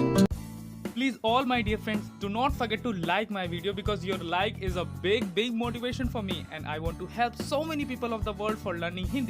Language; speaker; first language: English; non-native, local second language; Hindi